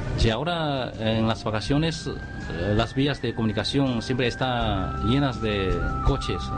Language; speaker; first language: Spanish; non-native, fluent; Chinese